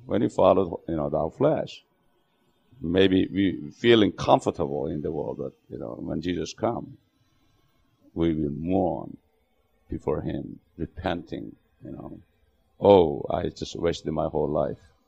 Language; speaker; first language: English; non-native, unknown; Korean